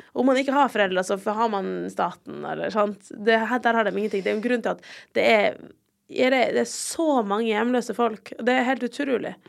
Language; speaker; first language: Norwegian; native; Norwegian